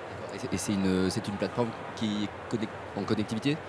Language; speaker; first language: French; native; French